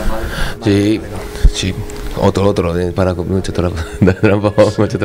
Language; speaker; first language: Spanish; non-native, learner; Japanese